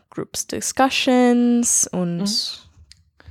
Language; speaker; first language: German; non-native, learner; English